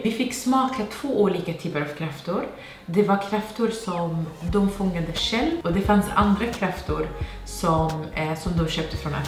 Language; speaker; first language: Swedish; non-native, fluent; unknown